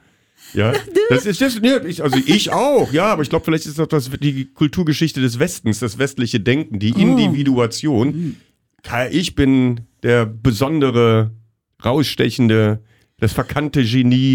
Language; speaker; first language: German; native; German